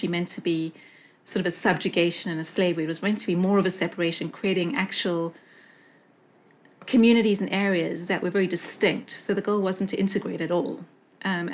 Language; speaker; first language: English; native; English